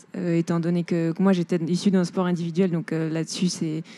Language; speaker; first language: French; native; French